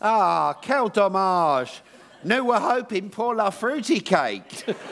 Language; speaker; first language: English; native; English